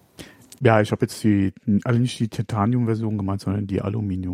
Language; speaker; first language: German; native; German